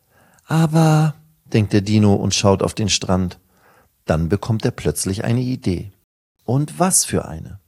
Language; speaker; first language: German; native; German